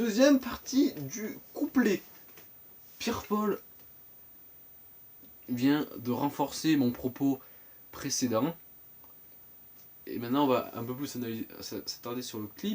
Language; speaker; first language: French; native; French